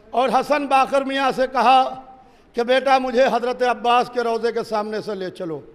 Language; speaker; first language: Urdu; native; Urdu